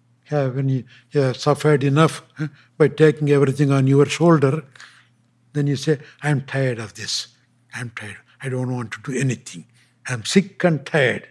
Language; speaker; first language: English; non-native, local second language; Tamil